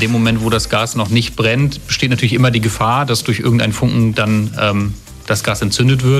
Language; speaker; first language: German; native; German